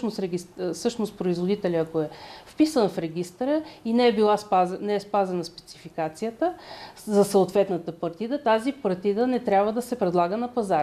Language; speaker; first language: Bulgarian; native; Bulgarian